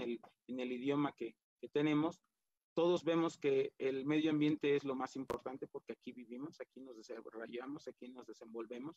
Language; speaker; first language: Spanish; native; Spanish